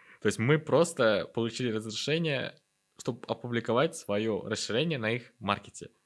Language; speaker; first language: Russian; non-native, local second language; Uzbek